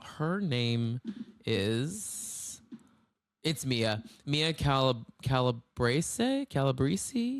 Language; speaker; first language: English; native; English